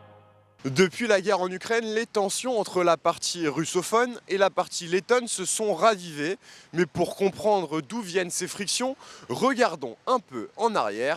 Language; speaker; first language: French; native; French